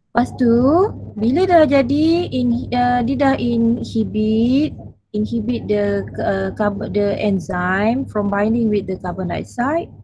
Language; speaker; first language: English; non-native, local second language; Malay